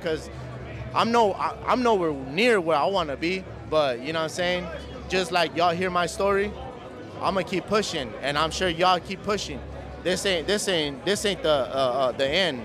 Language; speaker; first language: English; early bilingual, other home language; Spanish